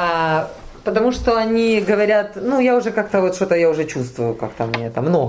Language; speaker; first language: Russian; native; Russian